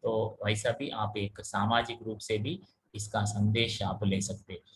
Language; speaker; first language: Hindi; non-native, local second language; Telugu